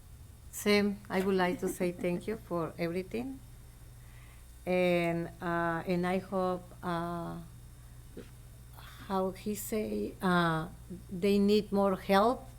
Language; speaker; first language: English; non-native, local second language; Spanish